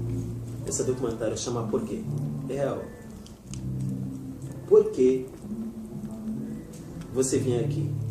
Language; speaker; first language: Portuguese; non-native, learner; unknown